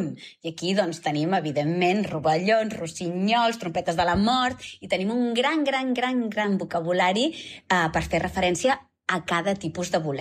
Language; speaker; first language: Catalan; native; Catalan